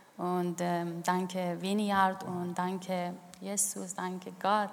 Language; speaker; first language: German; non-native, learner; Kurdish